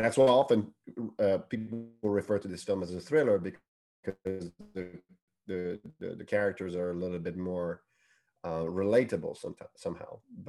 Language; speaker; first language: English; non-native, fluent; French